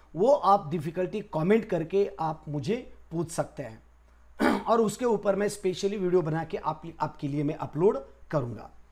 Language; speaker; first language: Hindi; non-native, local second language; Marathi